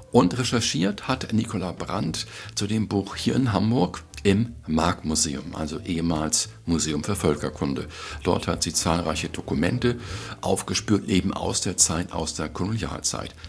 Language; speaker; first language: German; native; German